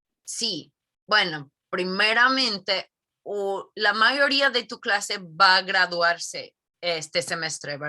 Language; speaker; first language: Spanish; non-native, fluent; English